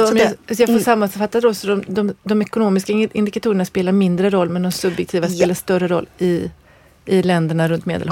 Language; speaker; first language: Swedish; native; Swedish